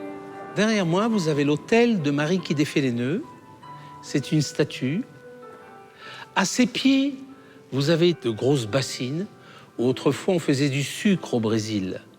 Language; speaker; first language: French; native; French